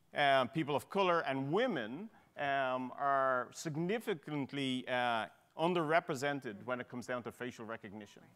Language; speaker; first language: English; native; English